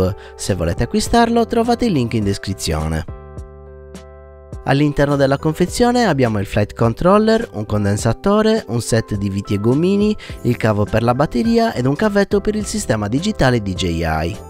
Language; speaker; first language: Italian; native; Italian